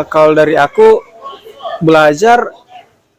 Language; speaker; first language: Indonesian; native; Indonesian